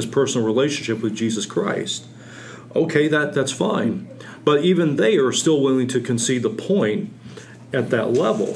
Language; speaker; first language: English; native; English